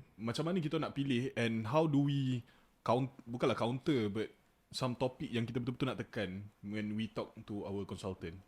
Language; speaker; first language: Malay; native; Malay